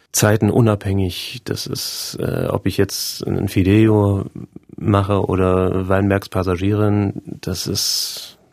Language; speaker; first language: German; native; German